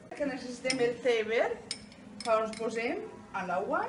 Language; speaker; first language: Catalan; non-native, learner; Arabic